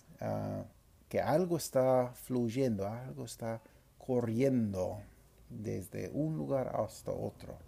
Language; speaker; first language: Spanish; non-native, fluent; English